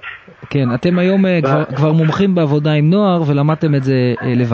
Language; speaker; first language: Hebrew; native; Hebrew